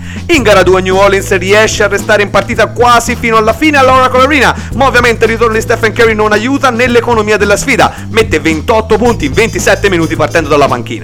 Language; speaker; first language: Italian; native; Italian